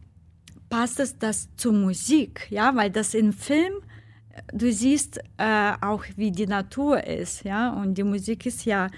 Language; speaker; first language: German; non-native, fluent; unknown